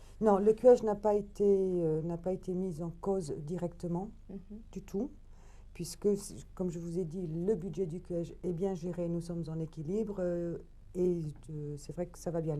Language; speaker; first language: French; native; French